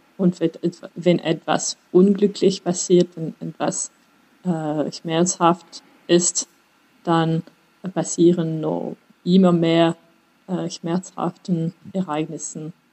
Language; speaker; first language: German; non-native, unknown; French